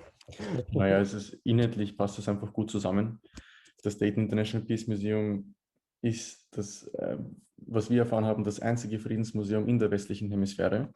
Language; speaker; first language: German; early bilingual, other home language; Bosnian